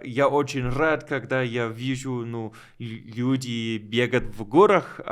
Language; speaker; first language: Russian; non-native, learner; English